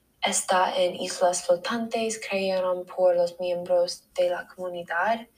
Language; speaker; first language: Spanish; non-native, learner; English